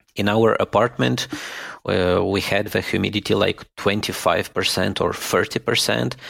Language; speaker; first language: English; non-native, fluent; Romanian